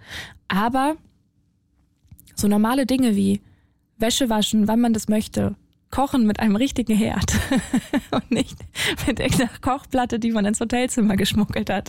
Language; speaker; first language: German; native; German